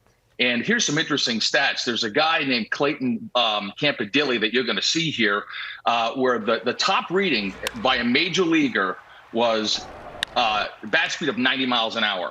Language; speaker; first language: English; native; English